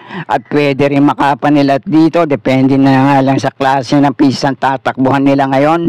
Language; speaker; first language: Filipino; native; Filipino